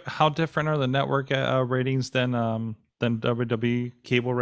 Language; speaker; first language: English; native; English